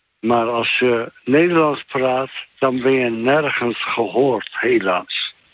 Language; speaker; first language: Dutch; non-native, fluent; Turkish